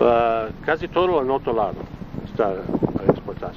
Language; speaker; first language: Spanish; non-native, learner; Italian